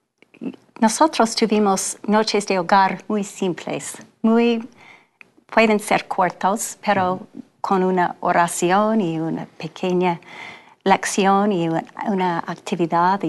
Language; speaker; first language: Spanish; non-native, learner; English